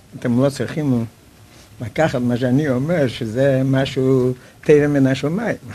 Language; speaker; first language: Hebrew; non-native, fluent; Yiddish